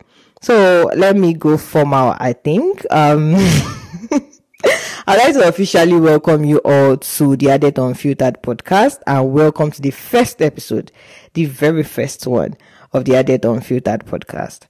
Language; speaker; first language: English; non-native, local second language; Yoruba